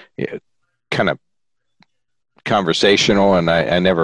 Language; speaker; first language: English; native; English